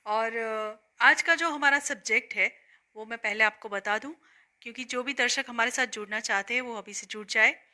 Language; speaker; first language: Hindi; non-native, local second language; Gujarati